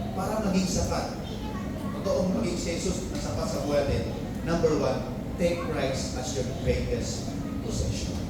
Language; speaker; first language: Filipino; non-native, local second language; Iloko